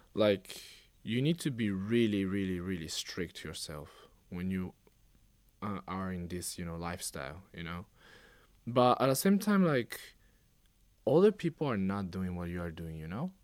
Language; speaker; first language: English; non-native, fluent; Japanese